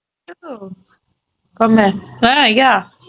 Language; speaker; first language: English; non-native, learner; Tajik